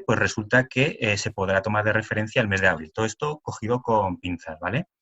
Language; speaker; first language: Spanish; native; Spanish